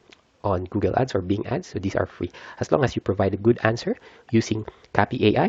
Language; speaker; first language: English; non-native, fluent; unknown